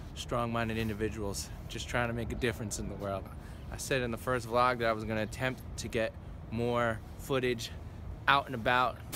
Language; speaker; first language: English; native; English